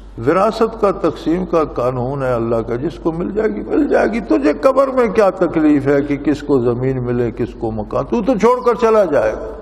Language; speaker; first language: Urdu; non-native, local second language; Punjabi